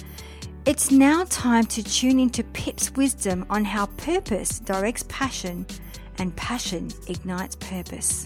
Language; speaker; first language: English; native; English